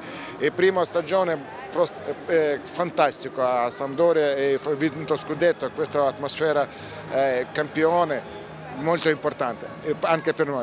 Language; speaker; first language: Italian; non-native, learner; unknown